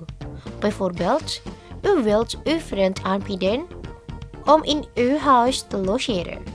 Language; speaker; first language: Dutch; non-native, learner; Indonesian